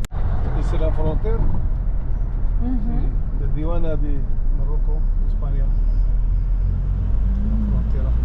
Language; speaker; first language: French; non-native, learner; Arabic